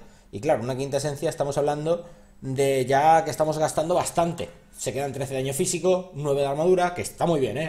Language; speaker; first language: Spanish; native; Spanish